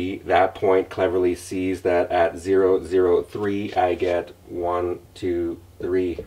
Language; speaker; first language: English; native; English